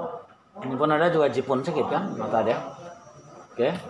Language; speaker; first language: Malay; native; Malay